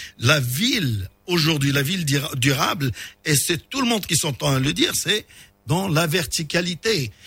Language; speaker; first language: French; non-native, local second language; Arabic